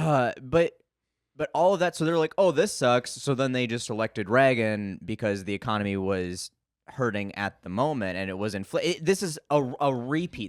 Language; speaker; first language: English; native; English